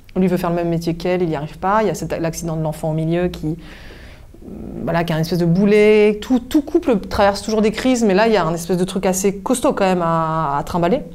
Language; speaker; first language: French; native; French